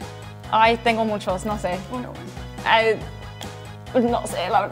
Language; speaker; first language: Spanish; early bilingual, heritage; English